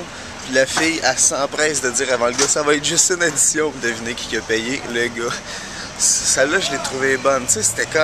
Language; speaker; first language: French; native; French